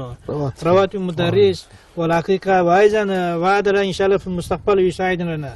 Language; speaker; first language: Arabic; non-native, fluent; Kyrgyz